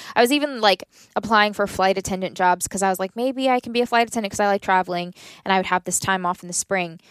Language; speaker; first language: English; native; English